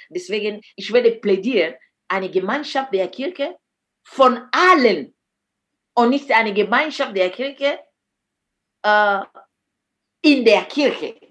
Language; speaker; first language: German; non-native, fluent; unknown